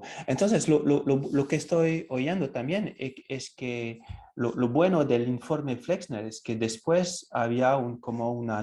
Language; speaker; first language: Spanish; non-native, fluent; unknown